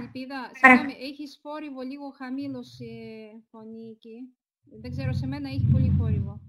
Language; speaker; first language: Greek; non-native, fluent; Russian